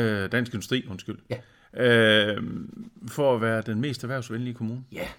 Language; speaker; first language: Danish; native; Danish